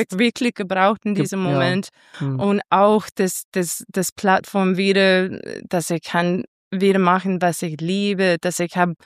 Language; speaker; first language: German; non-native, fluent; English